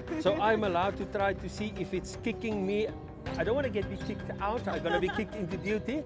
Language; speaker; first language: English; non-native, local second language; Afrikaans